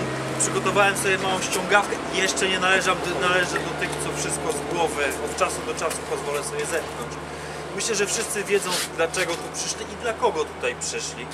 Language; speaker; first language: Polish; native; Polish